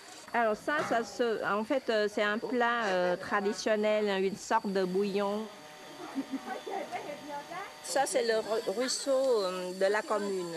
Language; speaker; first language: French; non-native, fluent; Vietnamese